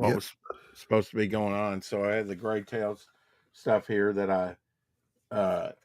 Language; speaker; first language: English; native; English